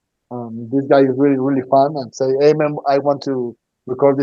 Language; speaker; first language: English; non-native, learner; Spanish